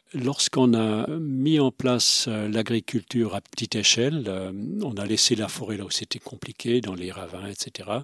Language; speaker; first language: French; non-native, local second language; Swiss German